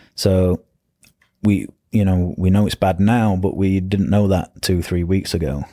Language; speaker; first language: English; native; English